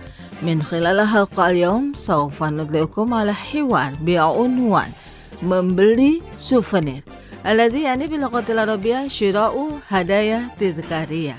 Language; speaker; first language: Arabic; non-native, fluent; Indonesian